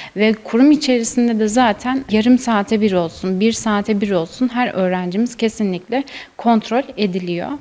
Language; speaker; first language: Turkish; native; Turkish